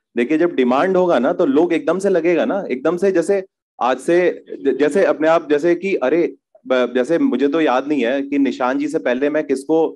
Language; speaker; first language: Hindi; native; Hindi